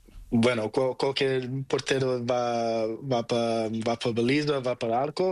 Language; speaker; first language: Spanish; non-native, learner; Portuguese